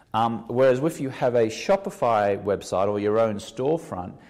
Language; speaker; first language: English; native; English